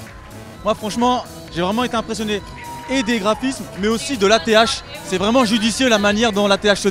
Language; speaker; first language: French; native; French